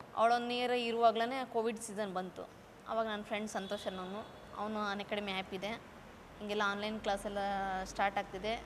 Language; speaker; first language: Kannada; non-native, local second language; Lambadi